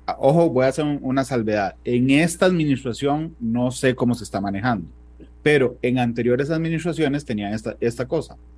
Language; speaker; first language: Spanish; native; Spanish